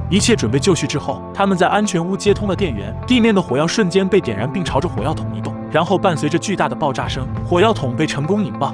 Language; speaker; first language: Chinese; native; Chinese